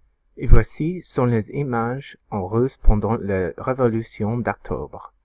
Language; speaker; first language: French; non-native, learner; English